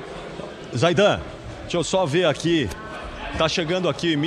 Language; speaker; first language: Portuguese; native; Portuguese